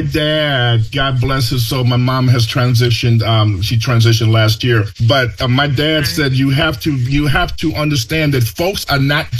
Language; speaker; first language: English; early bilingual, other home language; Spanish